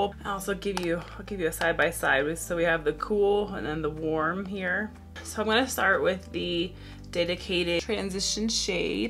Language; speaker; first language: English; native; English